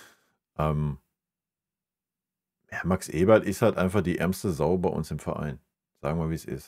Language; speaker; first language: German; native; German